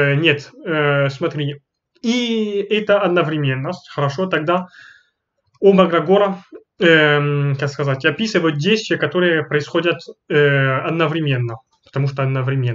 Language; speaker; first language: Russian; non-native, fluent; French